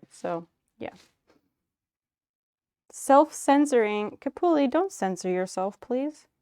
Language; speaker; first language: English; native; English